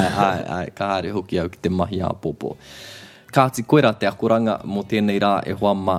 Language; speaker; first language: Māori; non-native, local second language; English